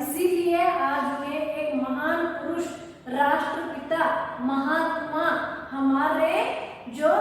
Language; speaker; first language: Hindi; non-native, local second language; Kannada